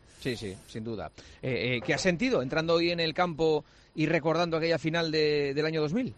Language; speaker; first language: Spanish; native; Spanish